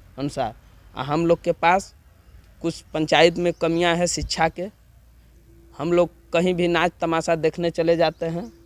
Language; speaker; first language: Hindi; non-native, local second language; Bhojpuri